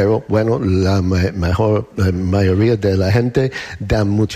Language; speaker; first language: Spanish; non-native, learner; English